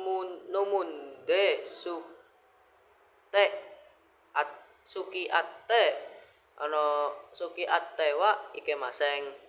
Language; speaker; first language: Japanese; non-native, learner; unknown